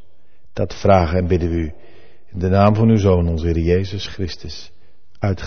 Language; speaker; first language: Dutch; native; Dutch